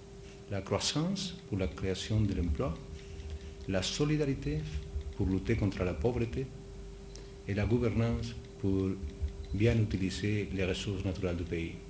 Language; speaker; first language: French; non-native, fluent; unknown